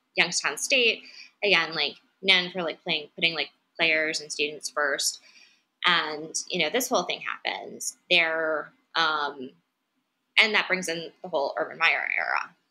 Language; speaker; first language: English; native; English